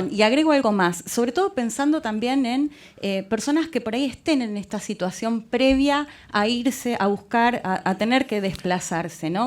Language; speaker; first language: Spanish; native; Spanish